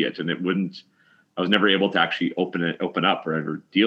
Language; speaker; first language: English; native; English